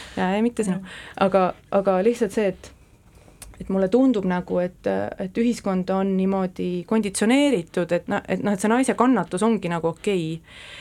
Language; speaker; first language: Estonian; native; Estonian